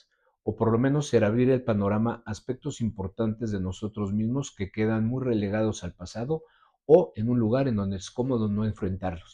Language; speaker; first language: Spanish; native; Spanish